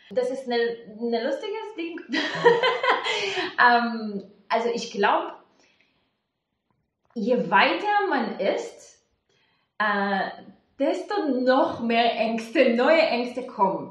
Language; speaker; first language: German; non-native, fluent; Hebrew